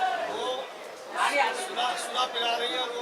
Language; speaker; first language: Hindi; native; Hindi